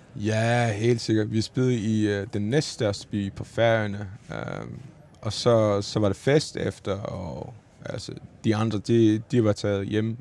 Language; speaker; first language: Danish; non-native, local second language; Faroese